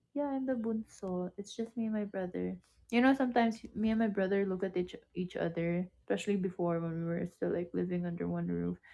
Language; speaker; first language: English; non-native, local second language; Filipino